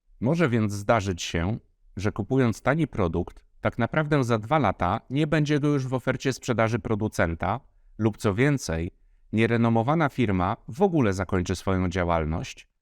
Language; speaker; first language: Polish; native; Polish